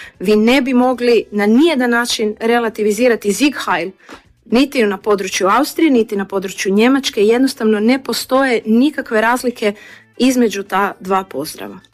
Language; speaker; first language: Croatian; native; Croatian